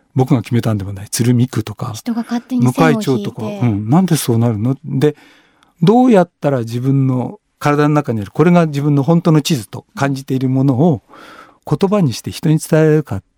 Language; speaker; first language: Japanese; native; Japanese